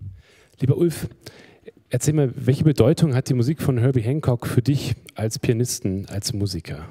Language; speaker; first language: German; native; German